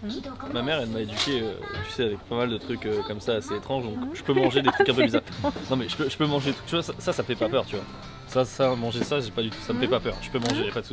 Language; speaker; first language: French; native; French